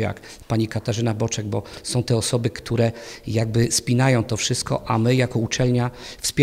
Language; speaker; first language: Polish; native; Polish